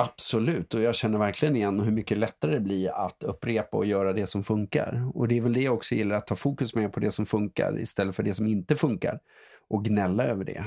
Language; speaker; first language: Swedish; native; Swedish